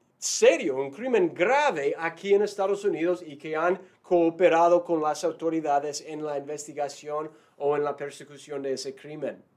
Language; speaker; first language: Spanish; non-native, fluent; English